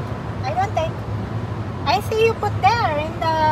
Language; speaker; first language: English; non-native, learner; Filipino